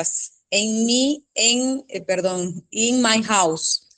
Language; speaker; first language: English; non-native, learner; Spanish